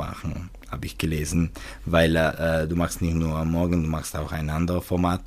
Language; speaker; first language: German; non-native, local second language; Italian